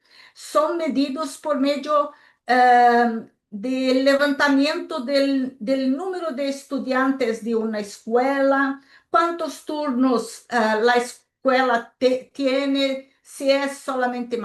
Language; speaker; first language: Spanish; non-native, local second language; Portuguese